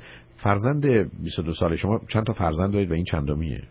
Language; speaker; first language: Persian; native; Persian